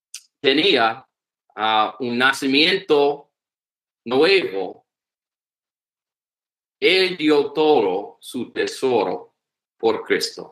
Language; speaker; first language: Spanish; non-native, learner; English